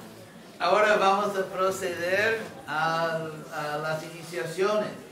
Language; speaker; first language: Spanish; non-native, fluent; English